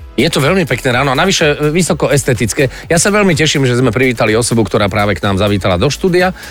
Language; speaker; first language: Slovak; native; Slovak